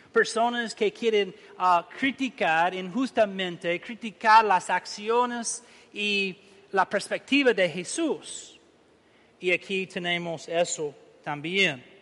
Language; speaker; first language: Spanish; non-native, learner; English